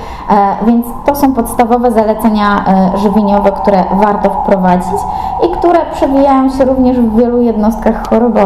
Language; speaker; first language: Polish; native; Polish